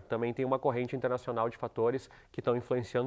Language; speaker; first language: Portuguese; native; Portuguese